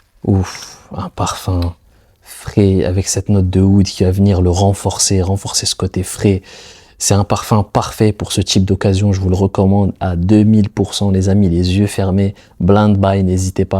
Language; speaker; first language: French; native; French